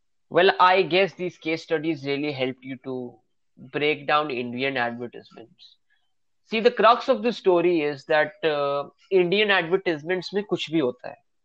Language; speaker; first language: English; non-native, local second language; Hindi